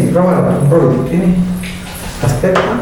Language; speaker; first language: Italian; native; Italian